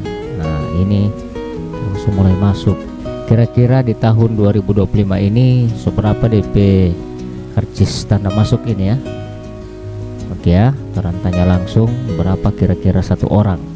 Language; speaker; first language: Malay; non-native, local second language; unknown